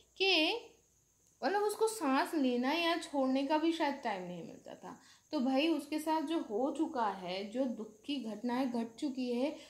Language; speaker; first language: Hindi; non-native, local second language; Bangla